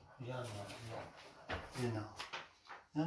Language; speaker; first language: German; non-native, learner; Dutch